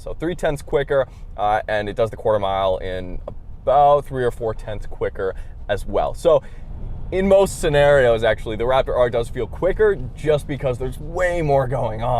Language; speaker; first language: English; native; English